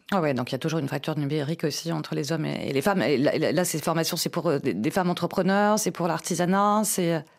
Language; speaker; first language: French; native; French